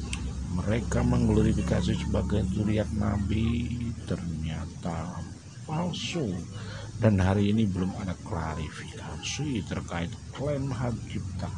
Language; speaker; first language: Indonesian; native; Indonesian